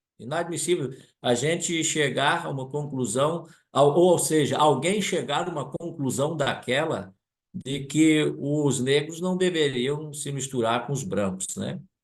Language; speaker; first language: Portuguese; non-native, local second language; German